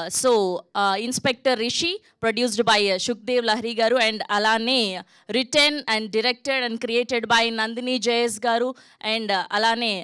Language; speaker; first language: Telugu; native; Telugu